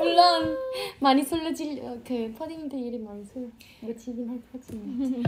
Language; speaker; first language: Korean; non-native, fluent; Vietnamese